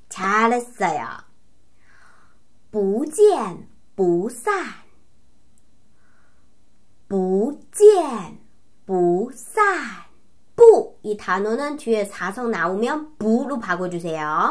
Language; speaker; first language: Korean; non-native, fluent; Chinese